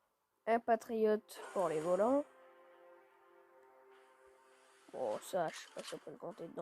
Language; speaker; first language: French; native; French